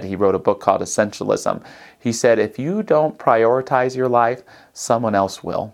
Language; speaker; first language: English; native; English